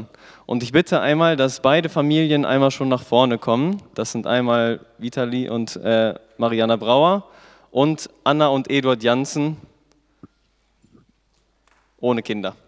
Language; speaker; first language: German; native; German